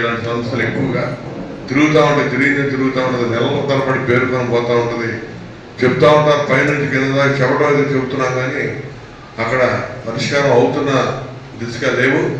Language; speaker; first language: Telugu; native; Telugu